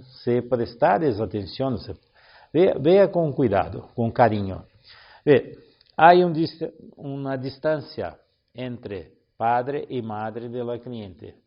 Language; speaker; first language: Spanish; non-native, learner; Portuguese